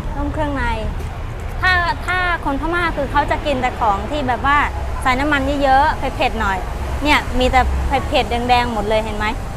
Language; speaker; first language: Thai; non-native, fluent; Mon